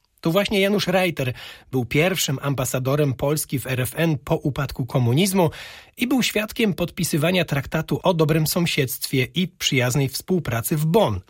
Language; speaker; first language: Polish; native; Polish